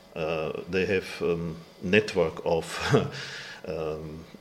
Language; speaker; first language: English; non-native, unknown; Slovak